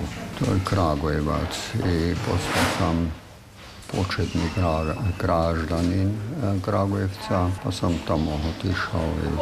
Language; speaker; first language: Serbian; non-native, fluent; German